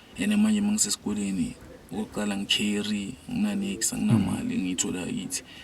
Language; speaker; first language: Zulu; native; Zulu